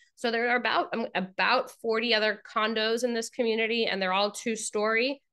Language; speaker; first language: English; native; English